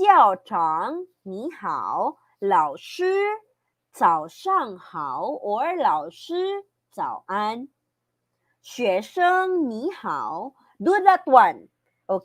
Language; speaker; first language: Chinese; non-native, learner; Filipino